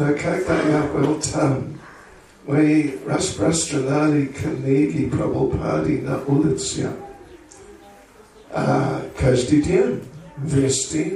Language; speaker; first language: Russian; non-native, learner; English